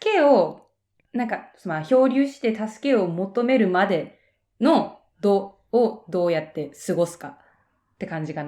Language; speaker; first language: Japanese; native; Japanese